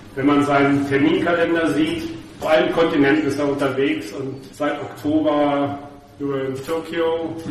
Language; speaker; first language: German; native; German